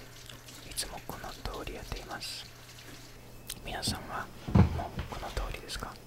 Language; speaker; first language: Japanese; non-native, learner; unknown